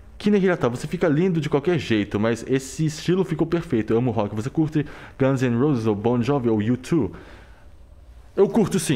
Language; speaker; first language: Portuguese; non-native, fluent; Korean